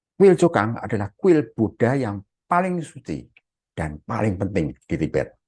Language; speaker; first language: Indonesian; native; Indonesian